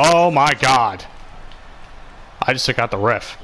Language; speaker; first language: English; native; English